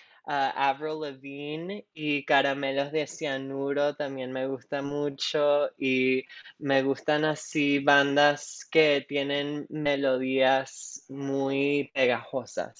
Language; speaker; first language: Spanish; non-native, local second language; English